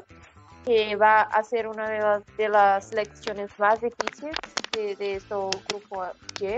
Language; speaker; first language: Spanish; non-native, fluent; Portuguese